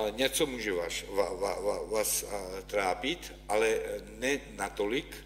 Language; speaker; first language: Czech; non-native, fluent; Ukrainian